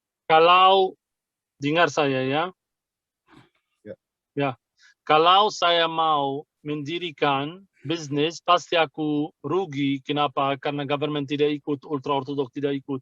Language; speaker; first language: Indonesian; non-native, fluent; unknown